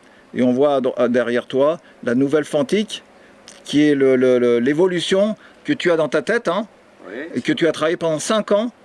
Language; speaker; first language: French; native; French